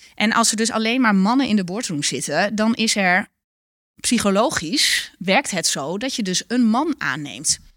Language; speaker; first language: Dutch; non-native, local second language; Western Frisian